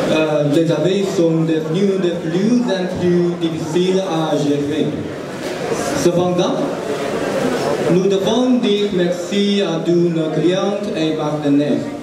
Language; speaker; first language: French; non-native, learner; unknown